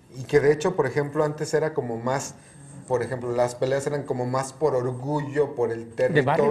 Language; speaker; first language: Spanish; native; Spanish